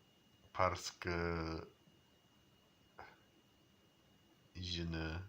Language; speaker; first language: French; non-native, learner; English